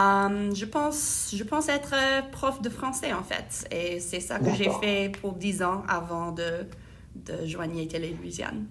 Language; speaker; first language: French; non-native, fluent; English